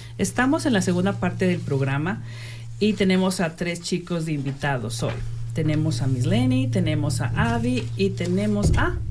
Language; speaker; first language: Spanish; native; Spanish